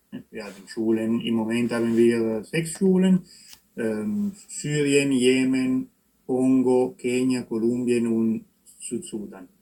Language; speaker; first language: German; non-native, fluent; Italian